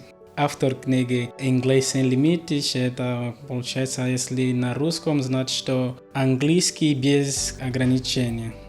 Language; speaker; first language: Russian; non-native, learner; Portuguese